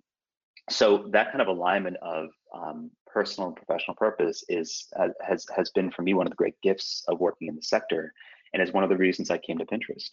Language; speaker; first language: English; native; English